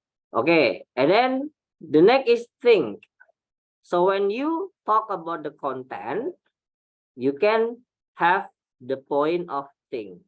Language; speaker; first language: English; non-native, fluent; Indonesian